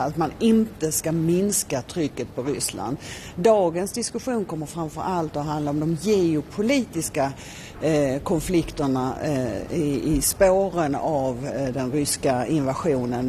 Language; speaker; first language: Swedish; native; Swedish